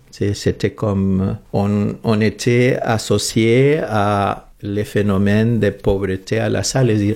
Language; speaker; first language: French; non-native, fluent; Spanish